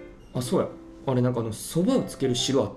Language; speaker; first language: Japanese; native; Japanese